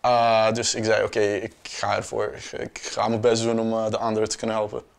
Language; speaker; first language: Dutch; non-native, local second language; Papiamento